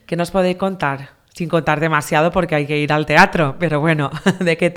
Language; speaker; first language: Spanish; native; Spanish